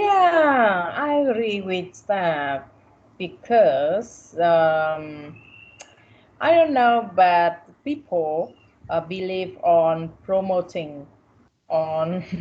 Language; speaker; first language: English; non-native, learner; Vietnamese